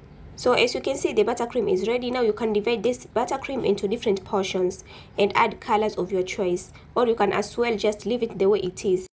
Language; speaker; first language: English; non-native, local second language; Swahili